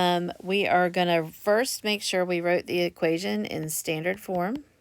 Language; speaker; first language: English; native; English